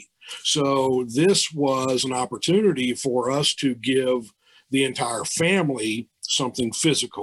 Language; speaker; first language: English; native; English